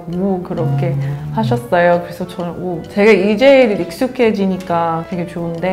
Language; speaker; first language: Korean; non-native, fluent; English